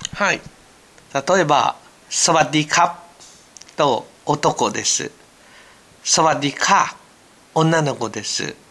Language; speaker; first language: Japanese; non-native, learner; Thai